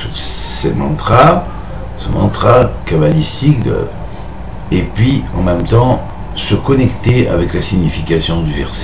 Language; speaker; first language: French; native; French